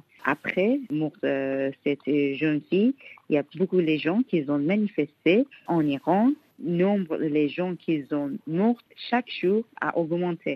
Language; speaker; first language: French; non-native, learner; Persian